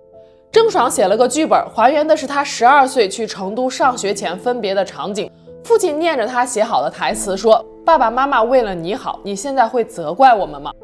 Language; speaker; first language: Chinese; native; Chinese